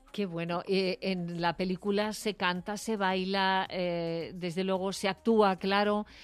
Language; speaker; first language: Spanish; native; Spanish